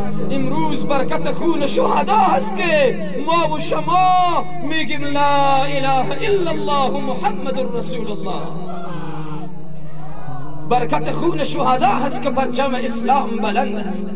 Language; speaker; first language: Persian; native; Persian